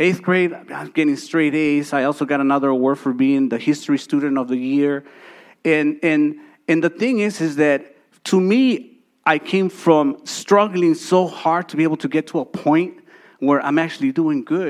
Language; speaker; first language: English; early bilingual, other home language; Spanish